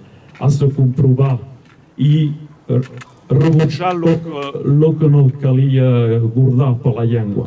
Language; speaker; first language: Catalan; non-native, local second language; French